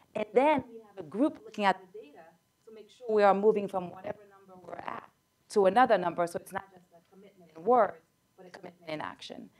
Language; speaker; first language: English; early bilingual, other home language; Haitian Creole